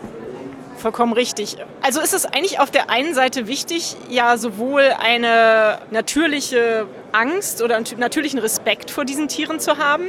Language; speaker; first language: German; native; German